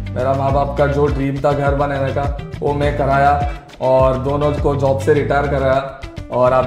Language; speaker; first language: Hindi; non-native, local second language; Kannada